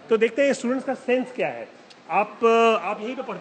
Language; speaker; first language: Hindi; native; Hindi